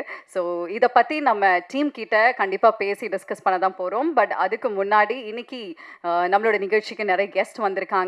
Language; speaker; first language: Tamil; native; Tamil